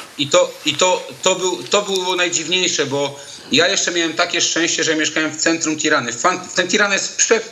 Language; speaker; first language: Polish; native; Polish